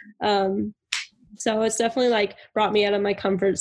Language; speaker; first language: English; native; English